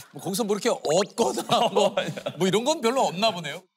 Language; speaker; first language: Korean; native; Korean